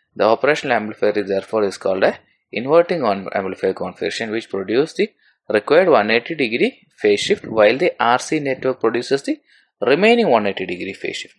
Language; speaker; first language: English; non-native, local second language; Malayalam